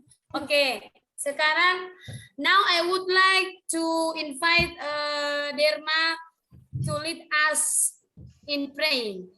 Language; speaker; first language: English; non-native, learner; Indonesian